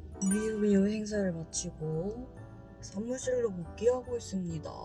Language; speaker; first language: Korean; native; Korean